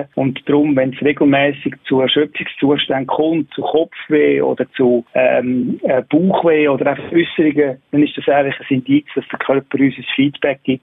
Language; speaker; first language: German; native; German